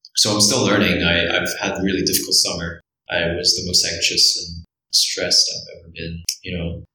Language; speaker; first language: English; early bilingual, other home language; Korean